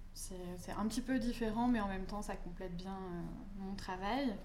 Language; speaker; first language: French; native; French